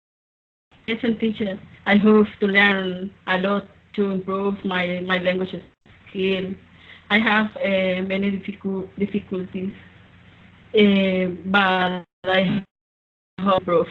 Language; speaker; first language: English; non-native, learner; Spanish